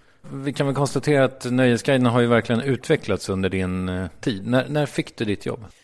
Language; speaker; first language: Swedish; native; Swedish